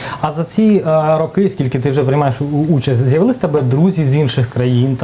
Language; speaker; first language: Ukrainian; native; Ukrainian